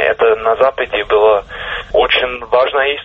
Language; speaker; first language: Russian; non-native, fluent; English